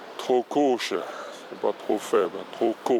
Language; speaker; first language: French; non-native, learner; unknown